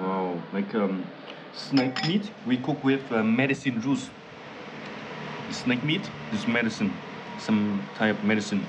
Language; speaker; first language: English; non-native, learner; Vietnamese